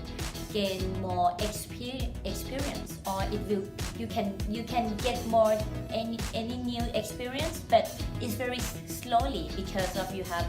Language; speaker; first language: English; non-native, fluent; Thai